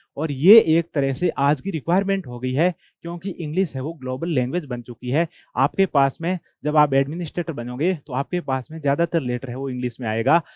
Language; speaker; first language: Hindi; non-native, local second language; Marwari